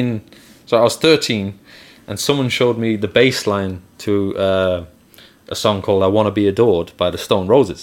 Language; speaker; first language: English; native; English